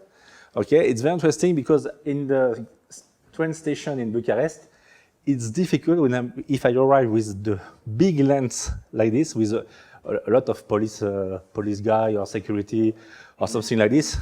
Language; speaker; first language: English; non-native, learner; French